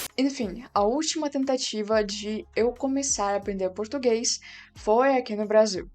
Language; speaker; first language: Portuguese; non-native, fluent; Russian